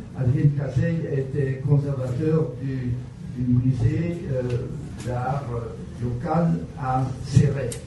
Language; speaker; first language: French; native; French